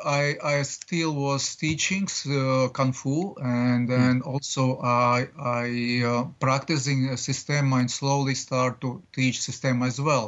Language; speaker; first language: English; non-native, learner; Latvian